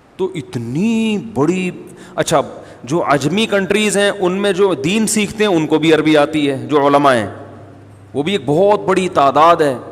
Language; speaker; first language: Urdu; native; Urdu